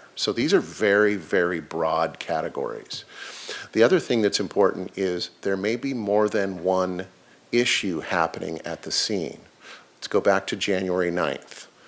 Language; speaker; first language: English; native; English